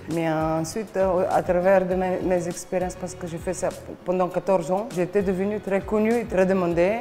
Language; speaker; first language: French; non-native, fluent; Bulgarian